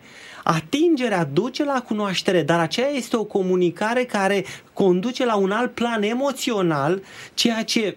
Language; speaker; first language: Romanian; native; Romanian